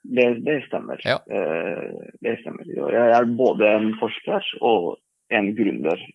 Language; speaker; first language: Norwegian; non-native, fluent; Turkish